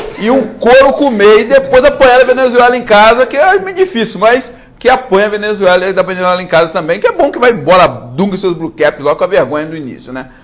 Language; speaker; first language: Portuguese; native; Portuguese